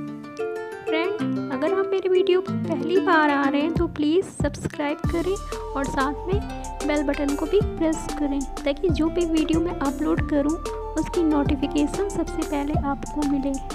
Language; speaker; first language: Hindi; native; Hindi